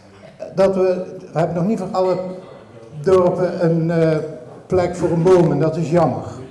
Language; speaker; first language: Dutch; native; Dutch